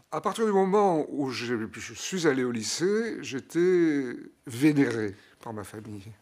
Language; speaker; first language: French; early bilingual, other home language; Italian